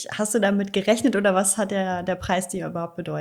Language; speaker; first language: German; native; German